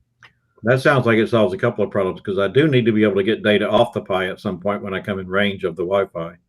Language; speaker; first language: English; native; English